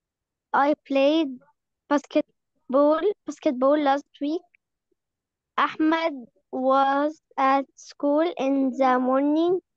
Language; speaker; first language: English; non-native, learner; Arabic